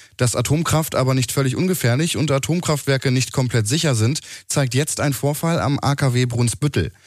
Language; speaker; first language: German; native; German